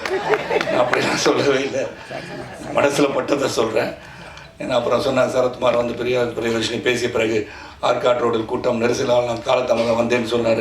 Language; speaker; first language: Tamil; native; Tamil